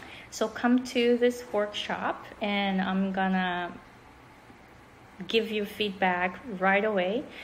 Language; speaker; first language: English; non-native, fluent; Japanese